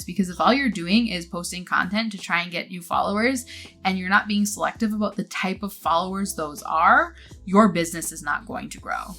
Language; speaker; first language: English; native; English